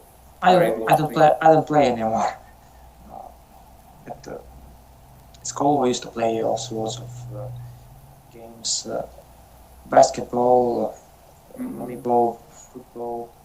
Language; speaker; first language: English; non-native, learner; Russian